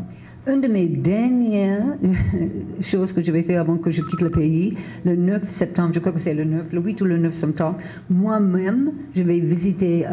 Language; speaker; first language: French; non-native, fluent; English